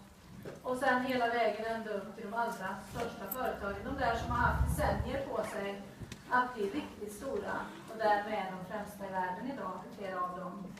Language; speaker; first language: Swedish; native; Swedish